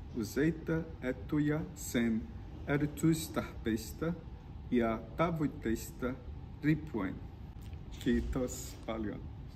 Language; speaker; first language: Finnish; non-native, learner; Portuguese